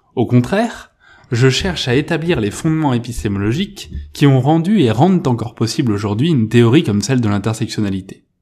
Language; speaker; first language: French; native; French